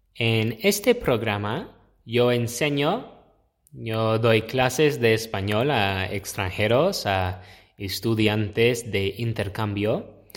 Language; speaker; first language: Spanish; non-native, fluent; English